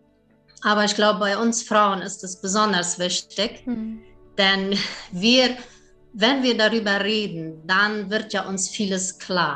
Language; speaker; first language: German; early bilingual, heritage; German